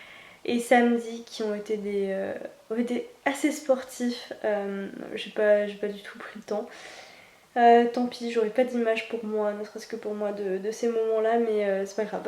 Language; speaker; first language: French; native; French